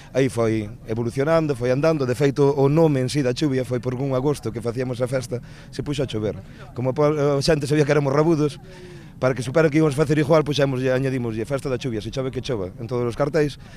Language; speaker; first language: Galician; native; Galician